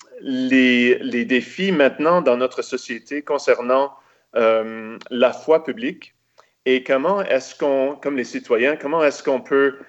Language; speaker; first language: French; non-native, local second language; English